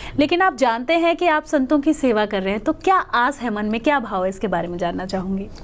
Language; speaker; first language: Hindi; native; Hindi